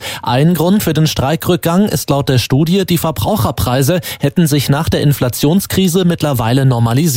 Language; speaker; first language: German; native; German